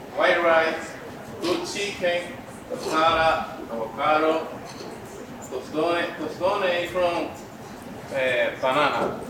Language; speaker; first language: English; non-native, learner; Spanish